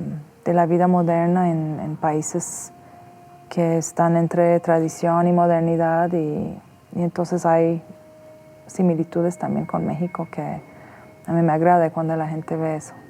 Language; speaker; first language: Spanish; non-native, fluent; Persian